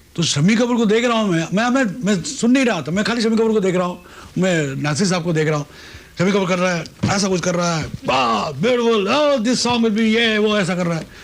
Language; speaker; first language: Hindi; non-native, local second language; Bangla